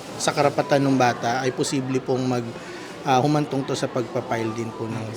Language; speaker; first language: Filipino; native; Filipino